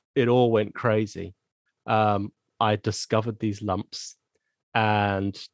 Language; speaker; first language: English; native; English